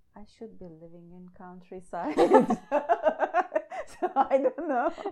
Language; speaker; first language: English; non-native, fluent; Turkish